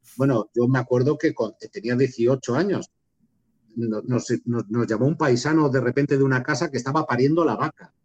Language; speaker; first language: Spanish; native; Spanish